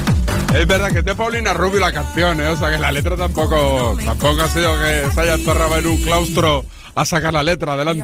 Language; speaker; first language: Spanish; native; Spanish